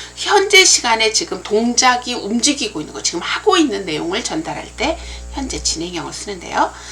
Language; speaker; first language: Korean; native; Korean